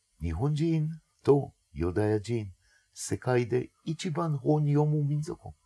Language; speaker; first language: Japanese; non-native, fluent; Hebrew